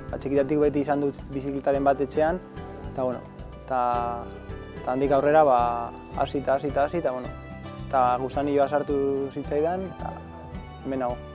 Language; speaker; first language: Basque; non-native, local second language; Spanish